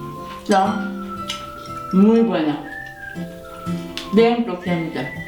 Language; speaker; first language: Spanish; non-native, fluent; Korean